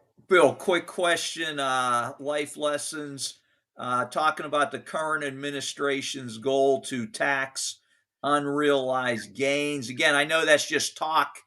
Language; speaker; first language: English; native; English